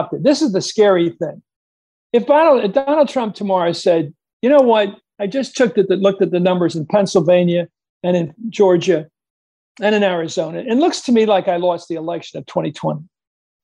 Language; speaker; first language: English; native; English